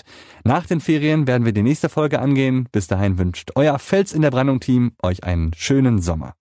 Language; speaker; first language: German; native; German